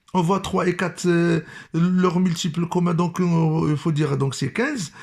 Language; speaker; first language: French; non-native, local second language; Arabic